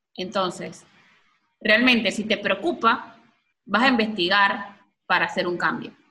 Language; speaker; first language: Spanish; native; Spanish